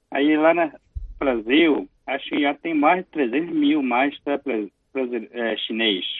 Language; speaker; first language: Portuguese; non-native, learner; Chinese